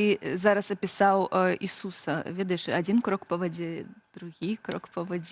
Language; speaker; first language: Belarusian; native; Belarusian